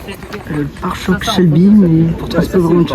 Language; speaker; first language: French; native; French